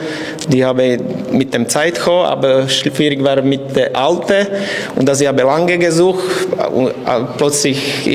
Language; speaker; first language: German; non-native, local second language; French